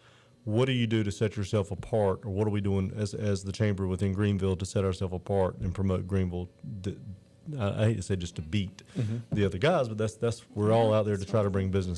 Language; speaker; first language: English; native; English